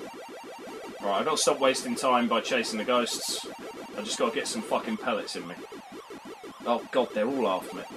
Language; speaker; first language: English; native; English